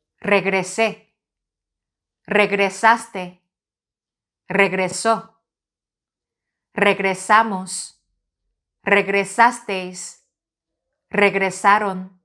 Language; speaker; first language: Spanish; non-native, fluent; Korean